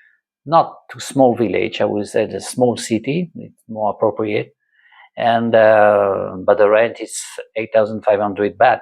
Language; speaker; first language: English; non-native, learner; French